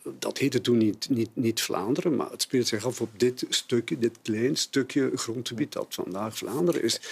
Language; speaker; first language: Dutch; native; Dutch